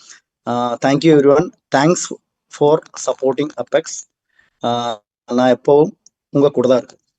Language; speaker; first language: Tamil; non-native, learner; Malayalam